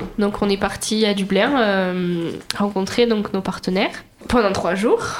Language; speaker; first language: French; native; French